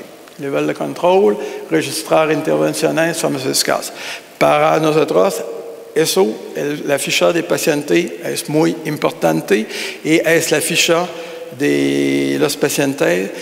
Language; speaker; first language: Spanish; non-native, learner; French